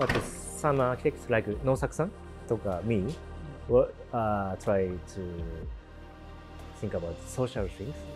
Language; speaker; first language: English; non-native, learner; Japanese